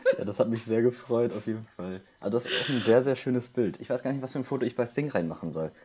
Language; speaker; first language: German; early bilingual, other home language; Korean